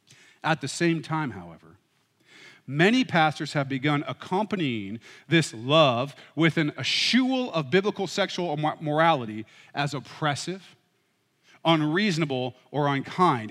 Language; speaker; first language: English; native; English